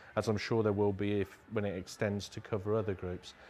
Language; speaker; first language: English; native; English